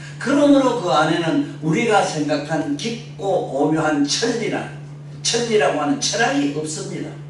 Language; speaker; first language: Korean; native; Korean